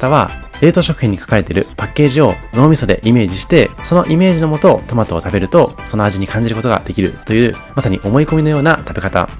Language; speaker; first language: Japanese; native; Japanese